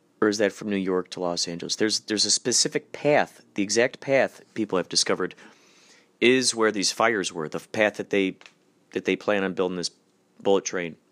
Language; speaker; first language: English; native; English